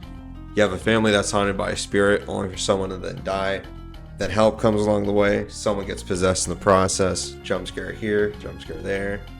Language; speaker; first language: English; native; English